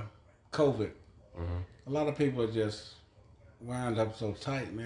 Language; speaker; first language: English; native; English